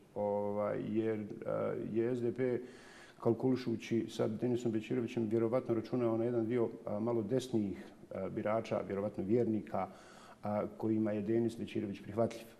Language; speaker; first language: Bosnian; native; Bosnian